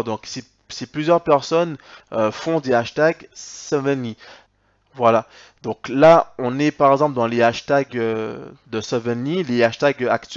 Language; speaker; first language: French; native; French